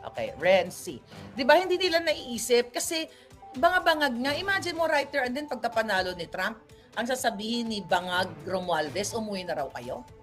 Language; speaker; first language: Filipino; native; Filipino